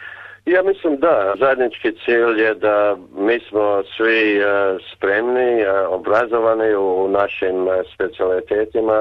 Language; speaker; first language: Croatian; early bilingual, heritage; Croatian